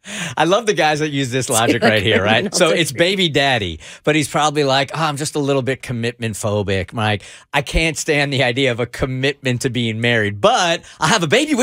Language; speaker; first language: English; native; English